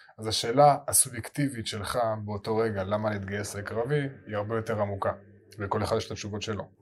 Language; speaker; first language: Hebrew; native; Hebrew